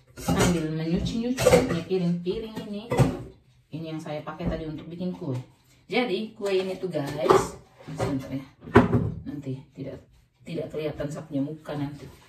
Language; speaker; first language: Indonesian; non-native, local second language; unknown